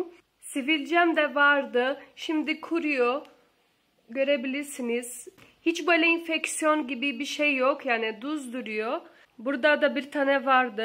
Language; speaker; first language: Turkish; non-native, learner; Portuguese